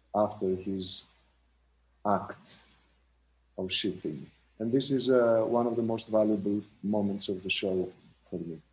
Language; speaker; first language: English; non-native, fluent; Greek